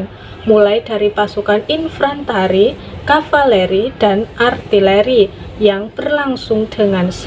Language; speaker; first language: Indonesian; native; Indonesian